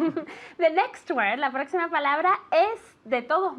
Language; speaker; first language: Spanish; non-native, fluent; English